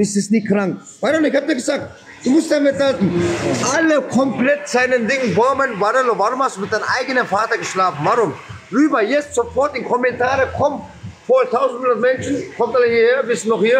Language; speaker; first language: German; early bilingual, other home language; Turkish